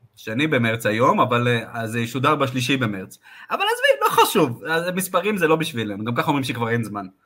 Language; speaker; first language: Hebrew; native; Hebrew